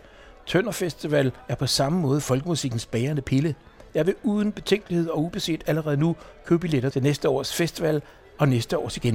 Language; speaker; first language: Danish; native; Danish